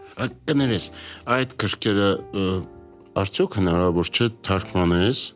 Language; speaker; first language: Armenian; native; Armenian